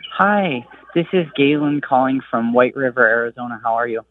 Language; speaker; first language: English; native; English